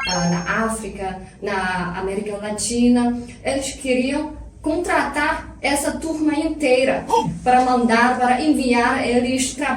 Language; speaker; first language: Portuguese; non-native, fluent; Chinese